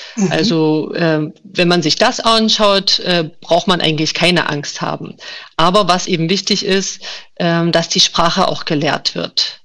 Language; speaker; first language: German; non-native, local second language; Upper Sorbian